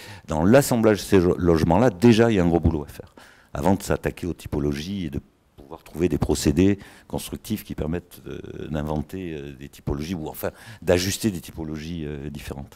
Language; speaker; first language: French; native; French